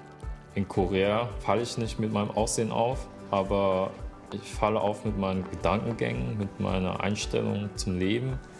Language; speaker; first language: German; early bilingual, other home language; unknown